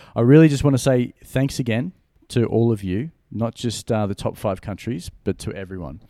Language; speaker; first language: English; native; English